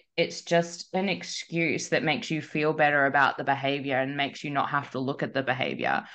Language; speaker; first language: English; native; English